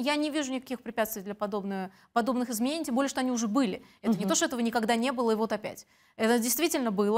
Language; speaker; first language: Russian; native; Russian